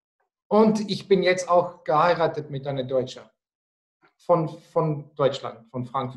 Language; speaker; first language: German; non-native, fluent; Afrikaans